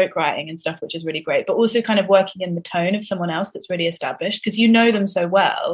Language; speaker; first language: English; native; English